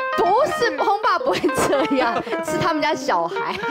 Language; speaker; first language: Chinese; native; Chinese